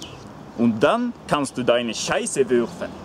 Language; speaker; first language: German; non-native, learner; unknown